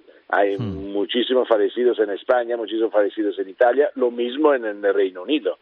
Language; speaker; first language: Spanish; non-native, fluent; Italian